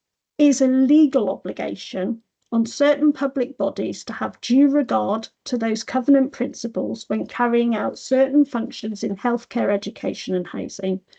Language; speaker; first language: English; native; English